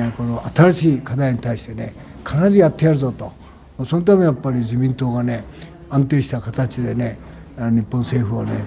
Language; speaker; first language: Japanese; native; Japanese